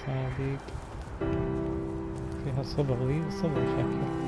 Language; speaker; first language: Arabic; native; Arabic